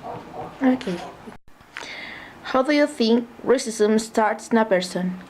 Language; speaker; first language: English; non-native, learner; Spanish